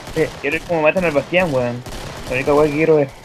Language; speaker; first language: Spanish; native; Spanish